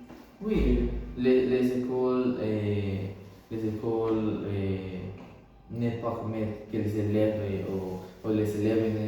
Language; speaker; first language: French; non-native, learner; Spanish